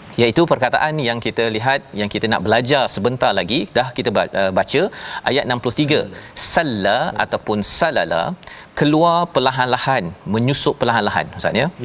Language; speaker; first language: Malay; native; Malay